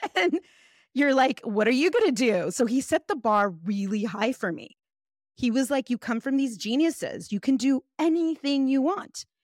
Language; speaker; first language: English; early bilingual, other home language; Spanish